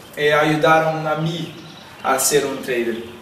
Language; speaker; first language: Spanish; non-native, learner; Portuguese